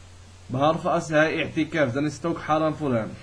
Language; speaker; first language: Dutch; early bilingual, other home language; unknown